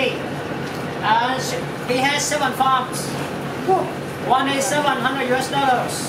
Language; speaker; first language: English; non-native, learner; Vietnamese